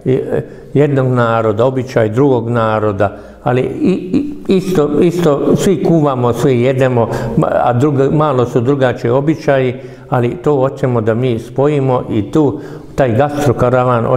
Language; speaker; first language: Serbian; non-native, local second language; Hungarian